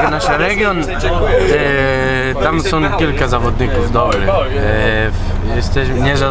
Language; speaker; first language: Polish; non-native, learner; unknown